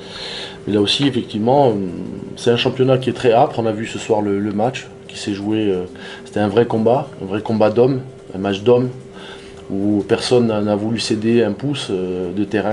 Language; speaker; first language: French; native; French